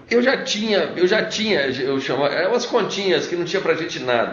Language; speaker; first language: Portuguese; native; Portuguese